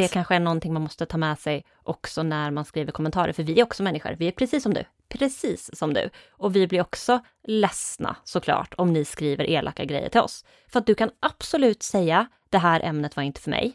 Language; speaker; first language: Swedish; native; Swedish